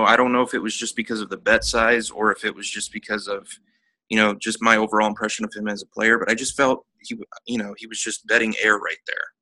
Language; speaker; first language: English; native; English